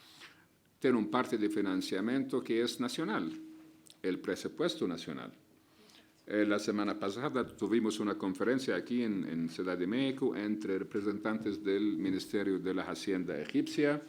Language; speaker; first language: Spanish; non-native, fluent; Arabic